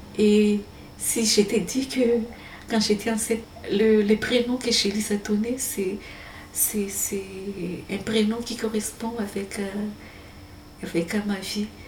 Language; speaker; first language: French; non-native, local second language; Malagasy